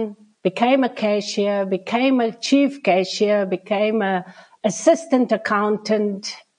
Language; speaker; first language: English; non-native, local second language; Afrikaans